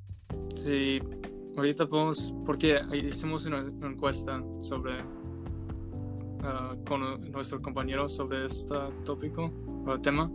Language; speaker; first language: Spanish; non-native, learner; English